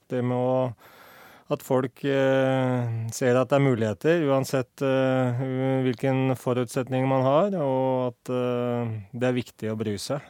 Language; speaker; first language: Norwegian; native; Norwegian